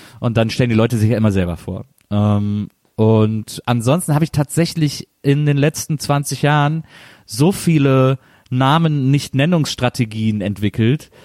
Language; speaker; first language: German; native; German